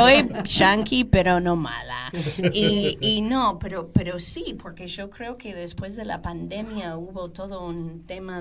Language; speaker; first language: Spanish; non-native, fluent; English